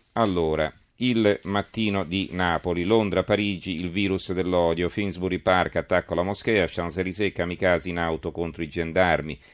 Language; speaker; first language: Italian; native; Italian